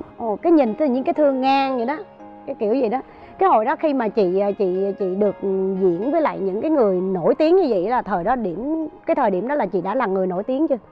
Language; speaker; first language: Vietnamese; native; Vietnamese